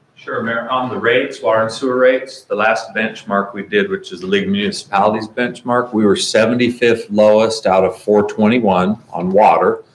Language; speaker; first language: English; native; English